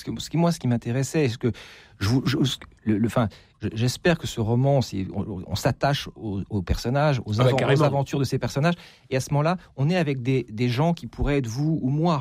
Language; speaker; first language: French; native; French